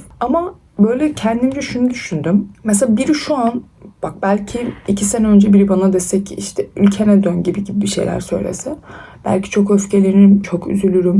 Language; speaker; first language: Turkish; early bilingual, other home language; Persian